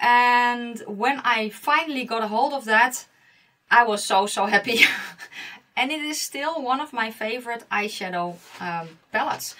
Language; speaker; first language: English; non-native, fluent; Dutch